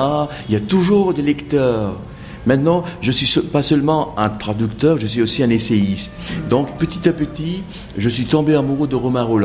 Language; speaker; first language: French; non-native, fluent; Bangla